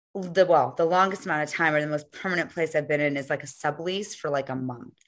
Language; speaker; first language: English; native; English